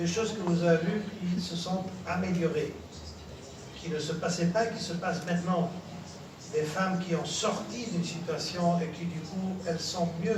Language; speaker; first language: French; non-native, fluent; Spanish